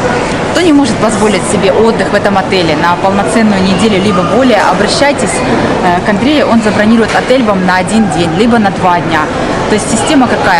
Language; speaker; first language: Russian; native; Russian